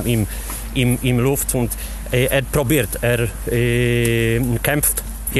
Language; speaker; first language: German; non-native, learner; Polish